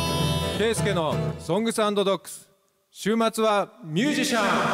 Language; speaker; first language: Japanese; native; Japanese